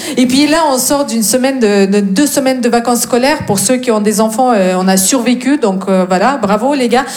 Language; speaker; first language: French; non-native, fluent; Russian